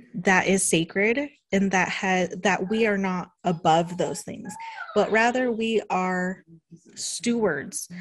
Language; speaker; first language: English; native; English